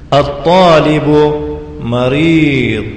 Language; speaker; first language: Arabic; non-native, fluent; Tajik